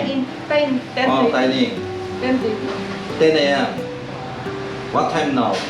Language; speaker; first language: English; non-native, learner; Korean